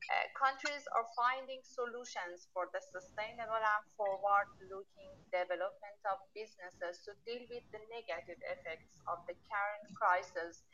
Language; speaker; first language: English; non-native, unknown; Persian